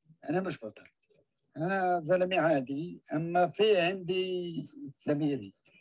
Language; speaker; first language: Arabic; non-native, fluent; Hebrew